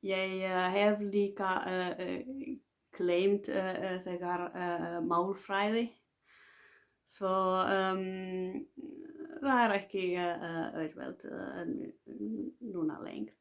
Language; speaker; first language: Icelandic; non-native, learner; Finnish